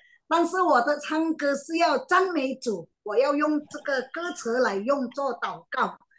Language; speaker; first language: Chinese; non-native, learner; Min Nan Chinese